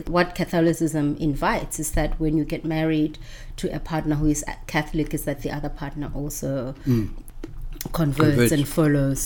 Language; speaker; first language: English; non-native, local second language; Northern Sotho